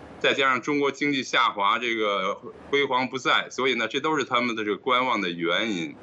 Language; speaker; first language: Chinese; native; Chinese